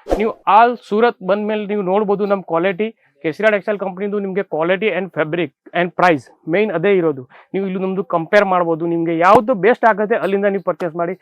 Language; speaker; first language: Kannada; non-native, fluent; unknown